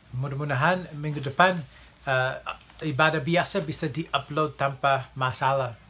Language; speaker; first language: Indonesian; non-native, fluent; English